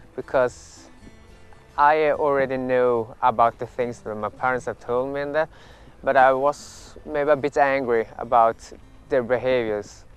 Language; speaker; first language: English; early bilingual, other home language; Swedish